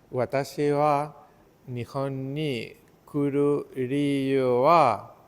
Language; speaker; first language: Japanese; non-native, learner; Spanish